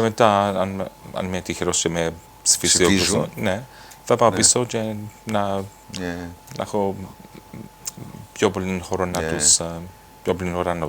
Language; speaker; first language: Greek; early bilingual, heritage; English